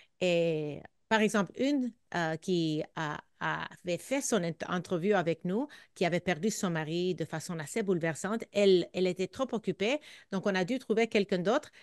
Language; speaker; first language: French; non-native, fluent; English